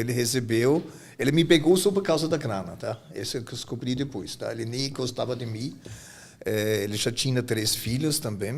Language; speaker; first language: Portuguese; non-native, fluent; German